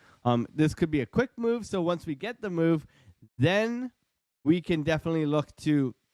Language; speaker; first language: English; native; English